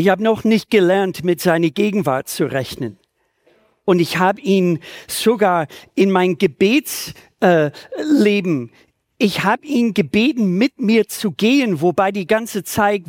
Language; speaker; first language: German; native; German